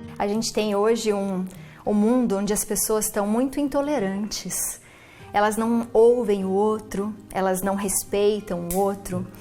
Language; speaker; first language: Portuguese; native; Portuguese